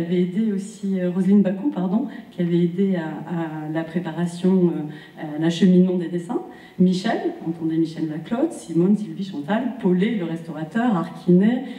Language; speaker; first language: French; native; French